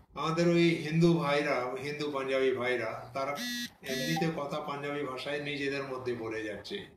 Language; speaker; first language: Bangla; non-native, local second language; Punjabi